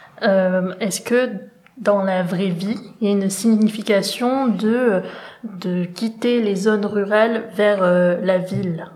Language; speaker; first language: French; native; French